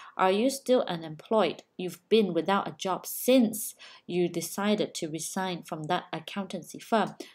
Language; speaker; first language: English; non-native, local second language; Cantonese